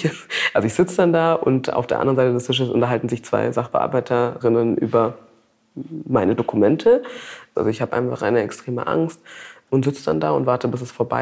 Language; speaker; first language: German; native; German